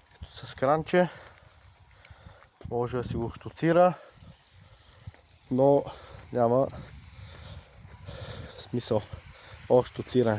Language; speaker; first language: Bulgarian; native; Bulgarian